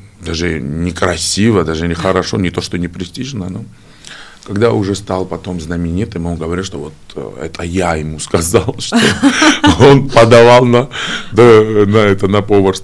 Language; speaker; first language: Russian; non-native, fluent; Georgian